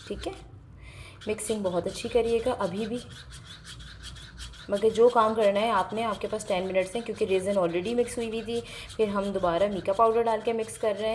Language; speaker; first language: Hindi; native; Hindi